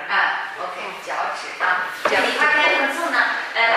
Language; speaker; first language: Italian; non-native, fluent; Chinese